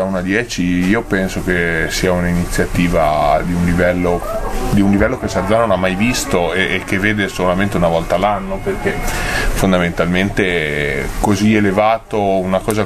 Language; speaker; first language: Italian; native; Italian